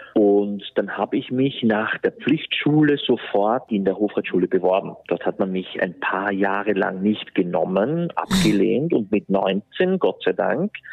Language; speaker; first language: German; native; German